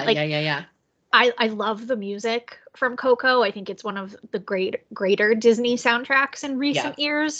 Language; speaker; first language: English; native; English